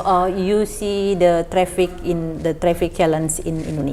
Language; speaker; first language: English; non-native, fluent; Indonesian